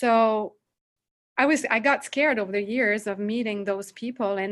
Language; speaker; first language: English; non-native, fluent; French